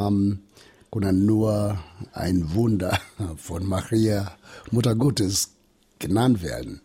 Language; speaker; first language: German; non-native, learner; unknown